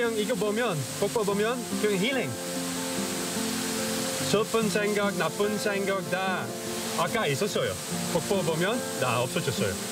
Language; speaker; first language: Korean; non-native, learner; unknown